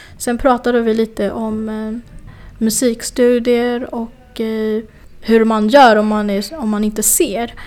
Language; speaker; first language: Swedish; non-native, fluent; Chinese